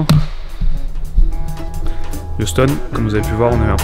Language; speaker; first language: French; native; French